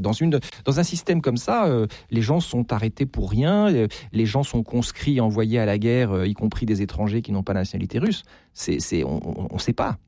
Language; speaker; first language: French; native; French